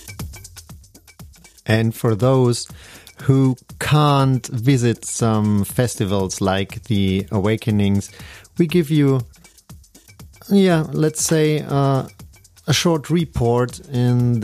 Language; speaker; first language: English; non-native, fluent; German